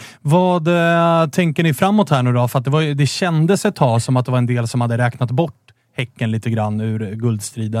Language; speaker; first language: Swedish; native; Swedish